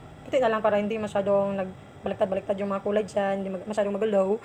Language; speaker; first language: Filipino; non-native, local second language; Cebuano